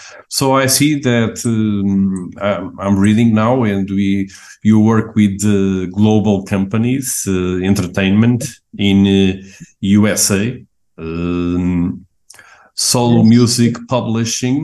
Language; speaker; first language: English; non-native, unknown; Portuguese